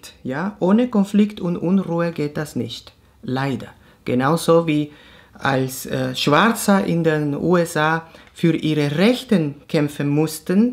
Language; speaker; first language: German; non-native, fluent; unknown